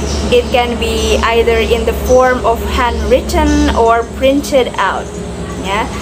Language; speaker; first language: English; non-native, fluent; Indonesian